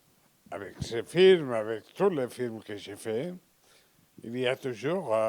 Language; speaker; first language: French; non-native, learner; Catalan